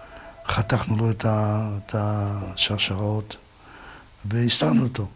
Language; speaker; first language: Hebrew; non-native, fluent; Yiddish